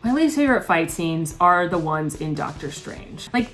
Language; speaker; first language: English; native; English